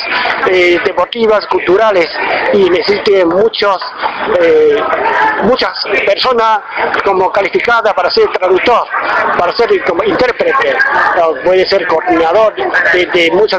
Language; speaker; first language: Spanish; non-native, fluent; Chinese